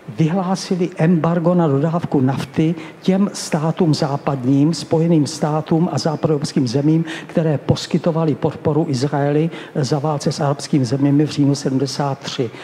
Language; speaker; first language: Czech; native; Czech